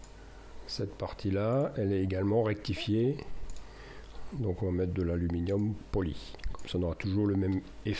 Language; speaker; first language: French; native; French